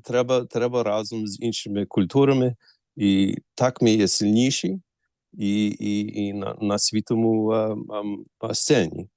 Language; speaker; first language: Ukrainian; early bilingual, heritage; Ukrainian